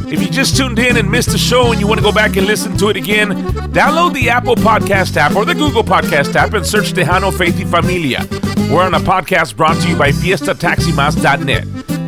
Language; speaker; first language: English; early bilingual, other home language; Spanish